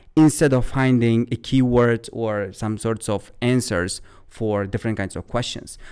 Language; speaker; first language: English; non-native, fluent; Uzbek